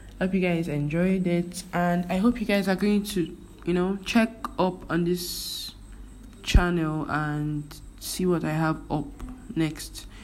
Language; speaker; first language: English; non-native, local second language; Igbo